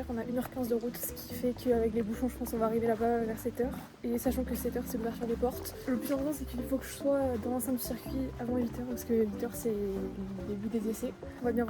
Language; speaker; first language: French; native; French